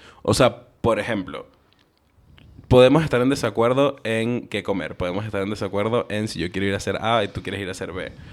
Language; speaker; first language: Spanish; early bilingual, heritage; Spanish